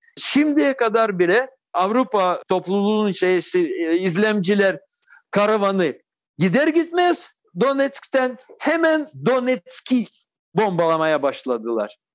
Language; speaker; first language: Turkish; non-native, fluent; Russian